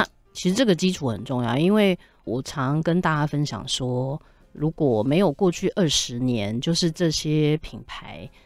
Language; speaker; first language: Chinese; native; Chinese